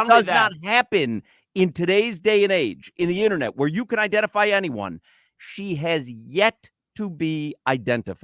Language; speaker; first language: English; native; English